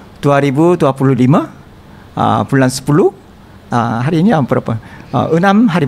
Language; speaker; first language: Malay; non-native, learner; Korean